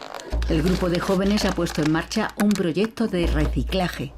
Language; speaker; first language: Spanish; native; Spanish